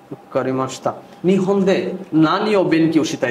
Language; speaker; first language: Japanese; non-native, learner; Bangla